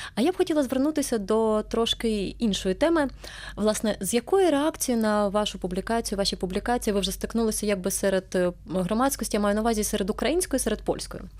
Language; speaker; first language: Ukrainian; native; Ukrainian